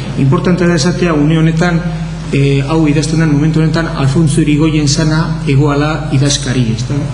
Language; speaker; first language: Basque; native; Basque